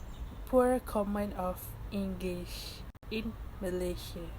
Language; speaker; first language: English; non-native, local second language; Malay